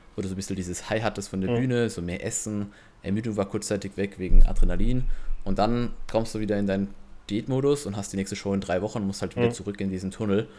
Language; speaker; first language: German; native; German